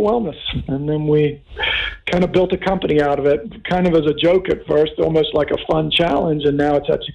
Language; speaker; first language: English; native; English